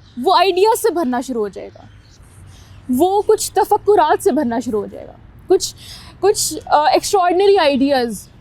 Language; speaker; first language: Urdu; native; Urdu